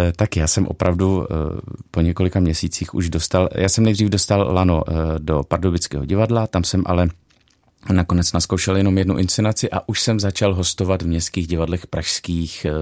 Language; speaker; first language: Czech; native; Czech